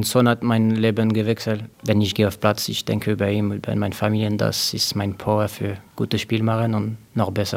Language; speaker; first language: German; non-native, learner; French